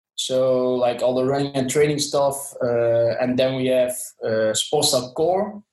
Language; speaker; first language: English; non-native, fluent; Dutch